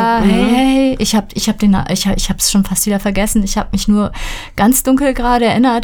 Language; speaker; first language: German; native; German